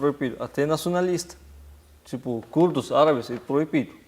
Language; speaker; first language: Portuguese; non-native, fluent; Arabic